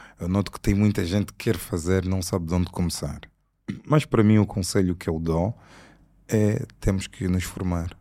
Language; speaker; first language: Portuguese; native; Portuguese